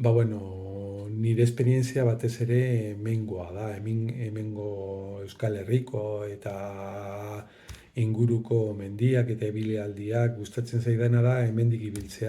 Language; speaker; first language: Basque; non-native, local second language; Spanish